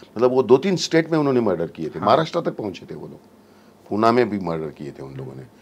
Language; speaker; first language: Hindi; non-native, local second language; Marathi